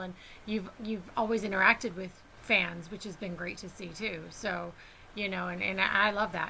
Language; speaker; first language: English; native; English